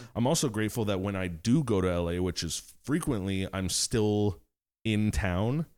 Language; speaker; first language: English; native; English